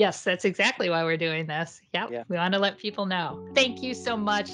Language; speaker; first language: English; native; English